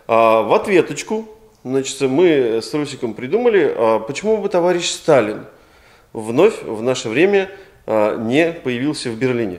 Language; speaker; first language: Russian; native; Russian